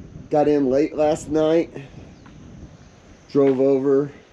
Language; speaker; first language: English; native; English